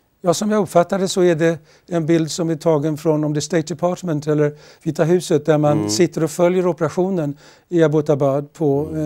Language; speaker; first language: Swedish; native; Swedish